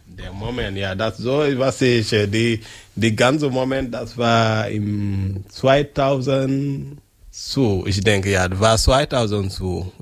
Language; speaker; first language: German; non-native, learner; French